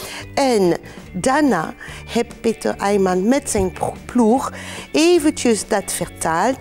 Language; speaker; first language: Dutch; non-native, fluent; French